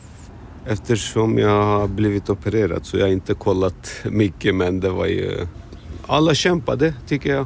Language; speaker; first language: Swedish; non-native, fluent; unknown